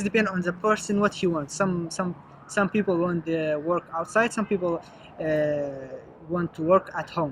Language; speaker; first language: English; non-native, learner; Arabic